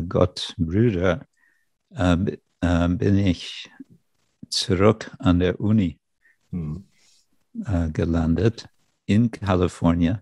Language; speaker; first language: German; non-native, fluent; English